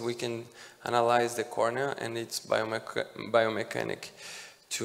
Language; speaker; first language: English; non-native, fluent; Portuguese